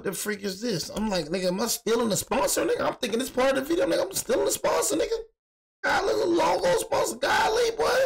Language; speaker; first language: English; native; English